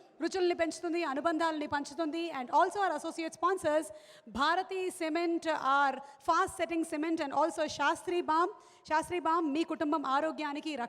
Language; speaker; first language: Telugu; native; Telugu